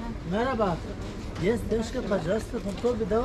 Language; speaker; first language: Russian; non-native, learner; Turkish